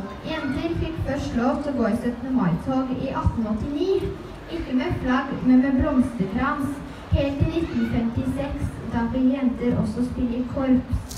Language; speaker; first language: Norwegian; native; Norwegian